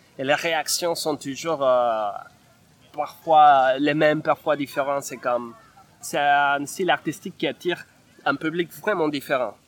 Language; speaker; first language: French; non-native, fluent; Spanish